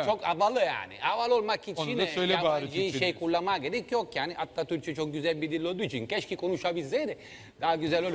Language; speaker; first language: Turkish; non-native, fluent; Italian